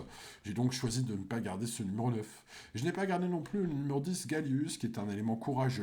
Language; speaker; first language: French; native; French